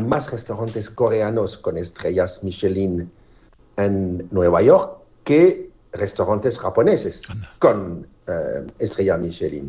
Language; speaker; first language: Spanish; non-native, fluent; French